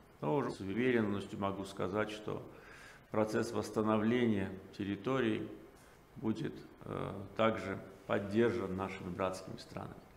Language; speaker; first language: Russian; non-native, local second language; Azerbaijani